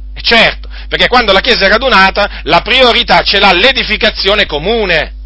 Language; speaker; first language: Italian; native; Italian